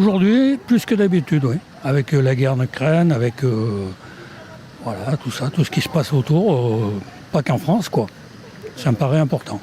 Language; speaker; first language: French; native; French